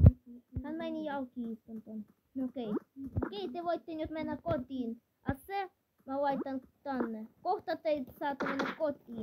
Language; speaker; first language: Finnish; non-native, learner; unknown